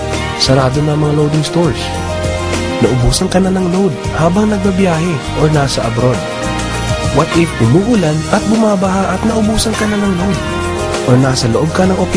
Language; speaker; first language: Filipino; native; Filipino